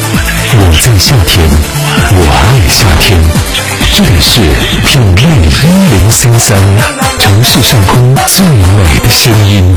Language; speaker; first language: Chinese; native; Chinese